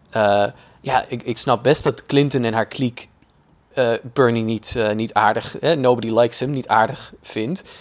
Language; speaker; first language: Dutch; native; Dutch